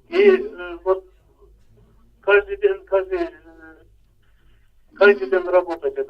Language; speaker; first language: Russian; non-native, local second language; Kyrgyz